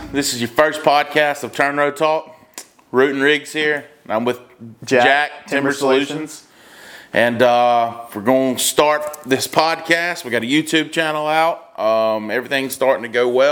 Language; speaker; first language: English; native; English